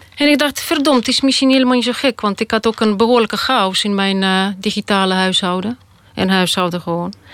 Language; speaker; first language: Dutch; non-native, fluent; Russian